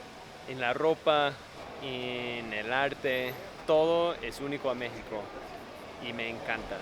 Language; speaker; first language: Spanish; non-native, fluent; English